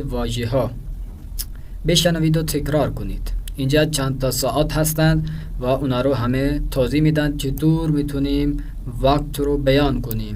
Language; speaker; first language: Persian; non-native, fluent; Urdu